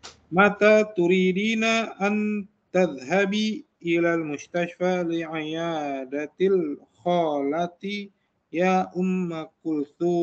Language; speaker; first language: Arabic; non-native, learner; Indonesian